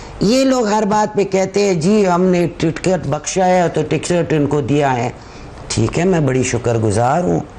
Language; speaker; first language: Urdu; non-native, local second language; Pashto